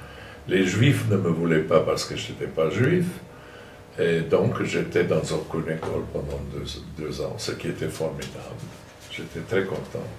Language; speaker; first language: French; non-native, fluent; German